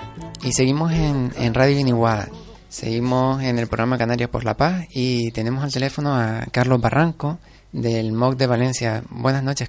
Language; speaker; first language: Spanish; native; Spanish